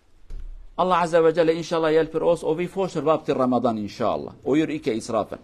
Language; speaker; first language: Norwegian; non-native, learner; Kurdish